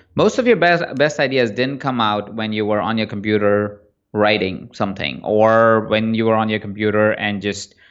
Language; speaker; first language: English; non-native, local second language; Hindi